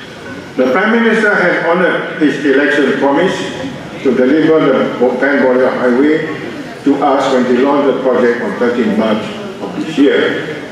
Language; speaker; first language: English; non-native, local second language; Malay